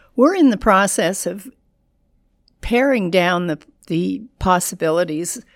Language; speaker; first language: English; native; English